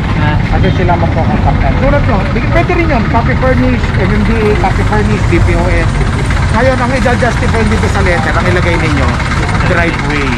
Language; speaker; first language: Filipino; native; Filipino